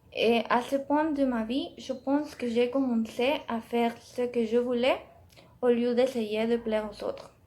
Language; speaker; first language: French; non-native, learner; Spanish